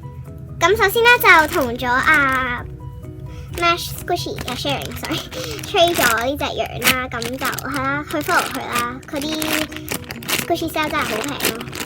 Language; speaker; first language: Cantonese; native; Cantonese